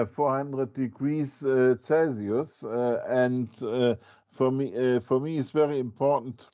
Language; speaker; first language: English; non-native, fluent; German